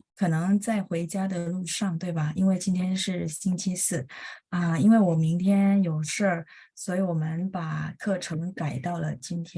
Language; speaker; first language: Chinese; non-native, fluent; Indonesian